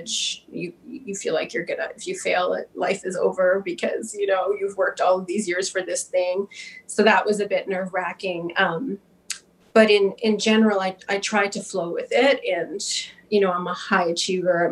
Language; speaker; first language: English; native; English